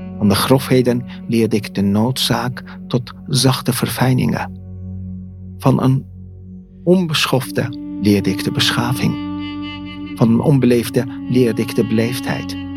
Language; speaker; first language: Dutch; non-native, fluent; Persian